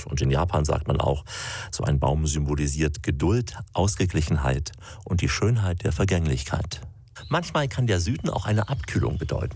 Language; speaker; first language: German; native; German